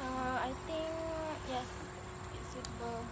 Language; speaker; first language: English; non-native, fluent; Malay